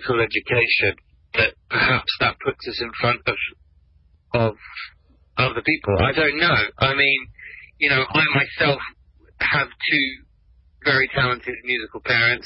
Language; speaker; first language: English; native; English